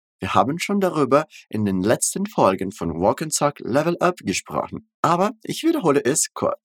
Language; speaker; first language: German; non-native, fluent; Portuguese